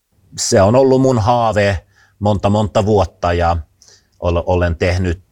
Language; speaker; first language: Finnish; non-native, fluent; Swedish